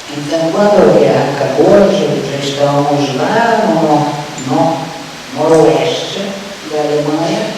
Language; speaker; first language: Portuguese; early bilingual, other home language; Russian